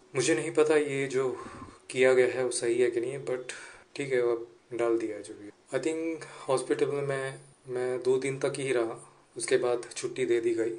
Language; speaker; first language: Hindi; non-native, local second language; Gujarati